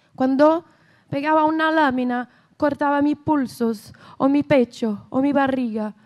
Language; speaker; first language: Spanish; non-native, learner; Portuguese